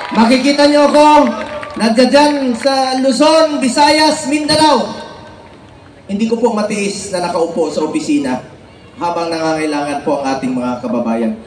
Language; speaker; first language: Filipino; non-native, local second language; Cebuano